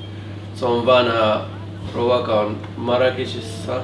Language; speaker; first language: Finnish; non-native, learner; Arabic